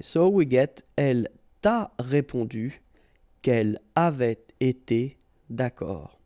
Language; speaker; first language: French; native; French